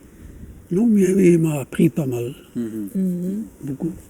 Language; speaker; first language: French; non-native, local second language; Dutch